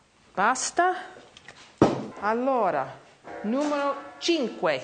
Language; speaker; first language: Italian; non-native, learner; English